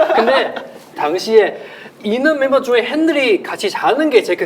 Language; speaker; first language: Korean; non-native, fluent; Chinese